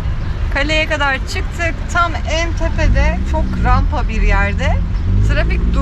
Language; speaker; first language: Turkish; native; Turkish